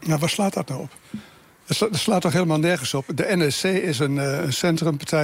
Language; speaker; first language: Dutch; native; Dutch